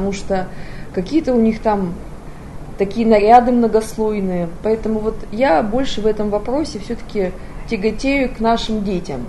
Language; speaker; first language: Russian; native; Russian